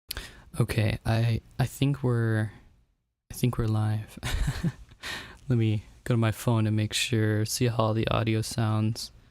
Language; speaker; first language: English; native; English